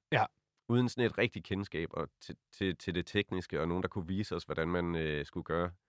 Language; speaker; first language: Danish; native; Danish